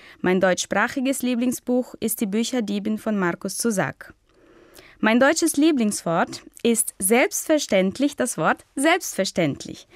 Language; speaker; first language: German; non-native, fluent; Portuguese